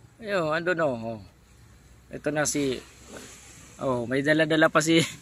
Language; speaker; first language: Filipino; non-native, local second language; Bikol